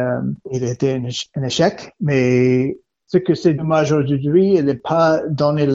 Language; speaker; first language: French; non-native, learner; English